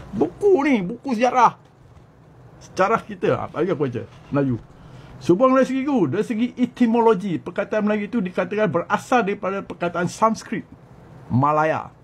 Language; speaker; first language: Malay; native; Malay